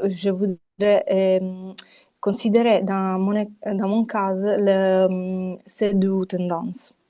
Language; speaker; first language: French; non-native, fluent; Italian